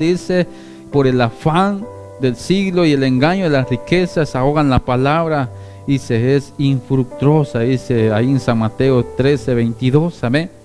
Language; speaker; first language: Spanish; native; Spanish